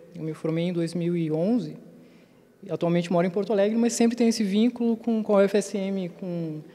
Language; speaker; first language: Portuguese; native; Portuguese